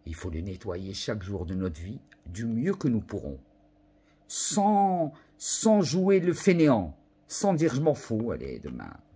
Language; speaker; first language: French; non-native, local second language; Arabic